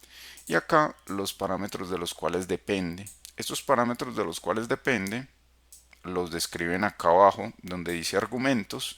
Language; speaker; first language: Spanish; native; Spanish